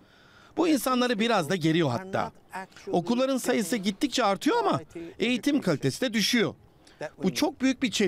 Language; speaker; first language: Turkish; native; Turkish